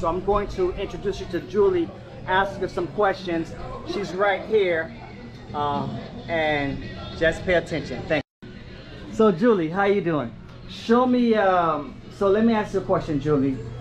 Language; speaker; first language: English; native; English